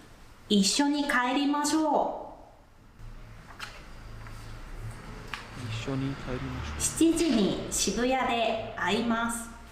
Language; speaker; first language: Japanese; non-native, learner; English